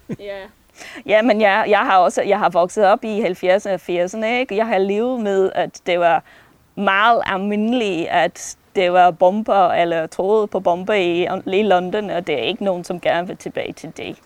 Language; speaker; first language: Danish; non-native, fluent; English